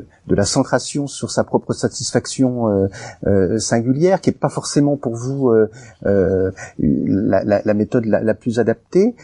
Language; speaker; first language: French; native; French